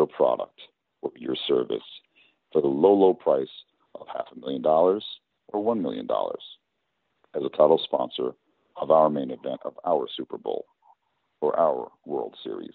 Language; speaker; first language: English; native; English